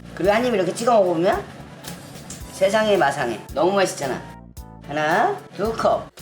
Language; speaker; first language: Korean; native; Korean